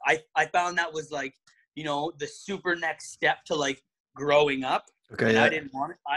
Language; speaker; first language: English; native; English